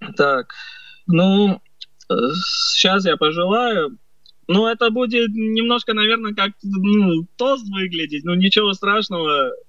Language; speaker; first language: Russian; early bilingual, other home language; Armenian